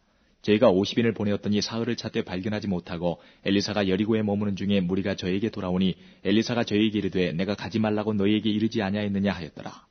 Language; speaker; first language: Korean; native; Korean